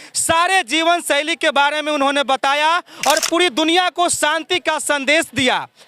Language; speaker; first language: Hindi; native; Hindi